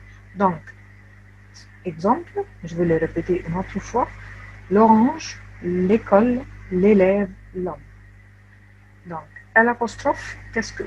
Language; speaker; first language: French; non-native, fluent; Arabic